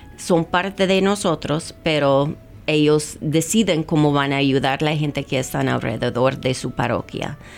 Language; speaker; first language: Spanish; non-native, fluent; English